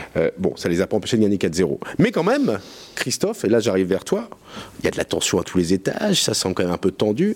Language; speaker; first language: French; native; French